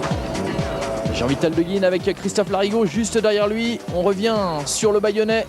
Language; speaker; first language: French; native; French